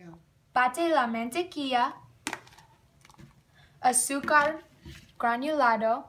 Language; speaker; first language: Spanish; non-native, learner; English